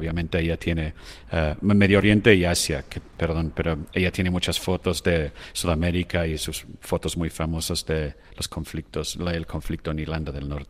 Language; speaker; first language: Spanish; non-native, fluent; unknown